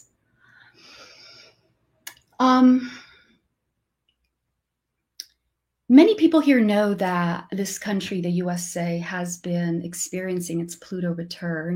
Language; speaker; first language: English; non-native, fluent; Portuguese